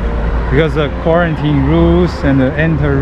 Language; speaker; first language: English; non-native, learner; Chinese